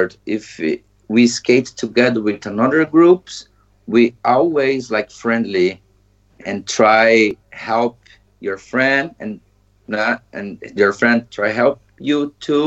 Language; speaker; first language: English; non-native, learner; Portuguese